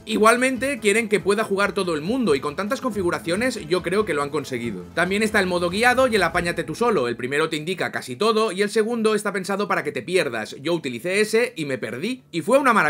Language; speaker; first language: Spanish; native; Spanish